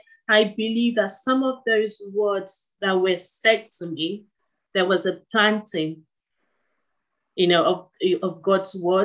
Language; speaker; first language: English; non-native, local second language; Yoruba